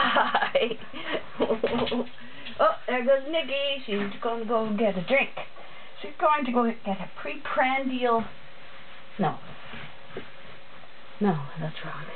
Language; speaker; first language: English; native; English